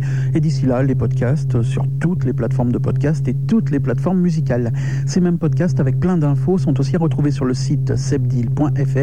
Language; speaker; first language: French; native; French